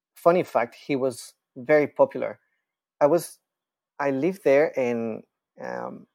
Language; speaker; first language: English; non-native, fluent; Spanish